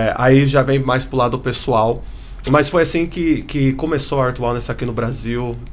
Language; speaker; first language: Portuguese; early bilingual, heritage; Portuguese